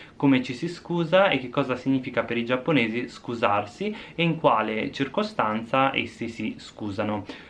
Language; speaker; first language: Italian; native; Italian